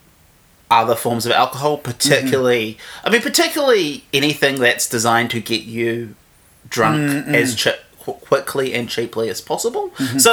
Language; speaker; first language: English; native; English